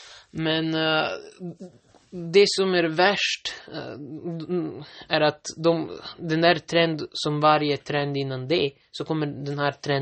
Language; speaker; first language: Swedish; non-native, local second language; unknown